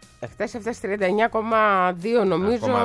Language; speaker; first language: Greek; native; Greek